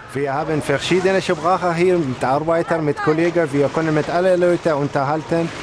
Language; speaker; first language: German; non-native, learner; Arabic